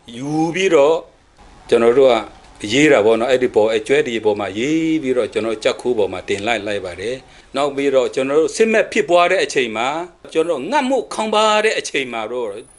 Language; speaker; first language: Burmese; non-native, local second language; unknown